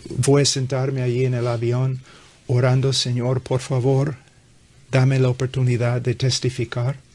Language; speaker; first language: Spanish; non-native, fluent; English